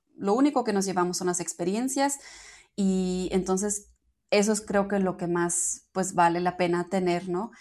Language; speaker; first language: Spanish; non-native, fluent; German